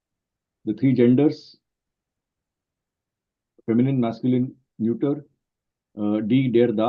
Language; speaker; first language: German; non-native, fluent; Marathi